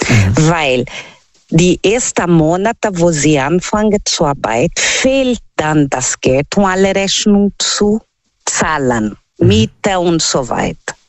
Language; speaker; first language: German; non-native, fluent; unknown